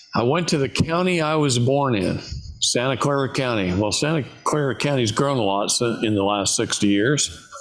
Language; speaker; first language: English; native; English